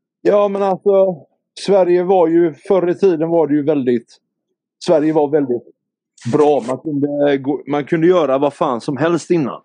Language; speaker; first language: Swedish; native; Swedish